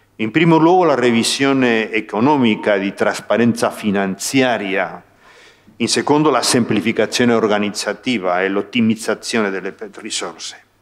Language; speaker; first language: Italian; non-native, fluent; Spanish